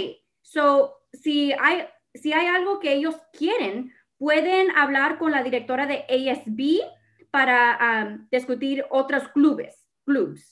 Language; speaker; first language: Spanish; early bilingual, other home language; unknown